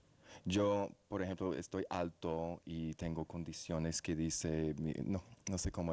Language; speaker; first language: Spanish; non-native, fluent; English